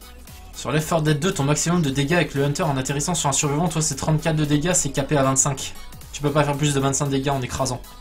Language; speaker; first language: French; native; French